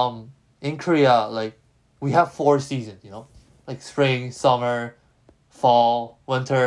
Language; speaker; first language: English; non-native, fluent; Korean